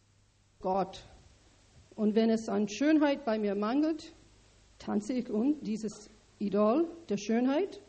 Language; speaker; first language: German; non-native, learner; English